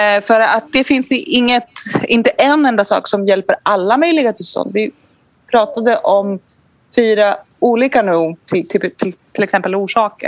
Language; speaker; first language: Swedish; non-native, fluent; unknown